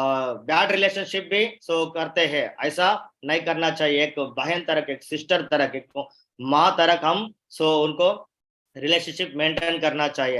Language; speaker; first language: Hindi; non-native, local second language; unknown